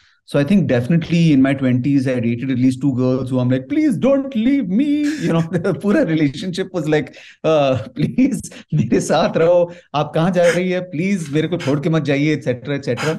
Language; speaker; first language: Hindi; early bilingual, heritage; Hindi